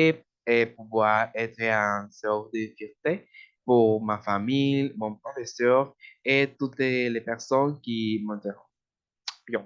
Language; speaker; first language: French; non-native, learner; Spanish